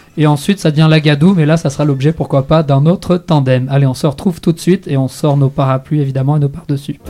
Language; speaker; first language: French; native; French